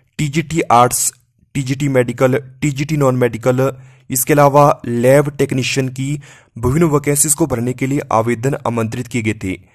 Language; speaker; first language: Hindi; native; Hindi